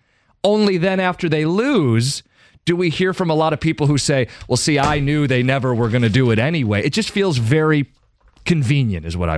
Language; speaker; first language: English; native; English